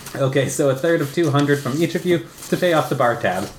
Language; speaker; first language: English; native; English